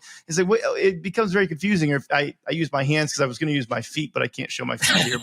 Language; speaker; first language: English; native; English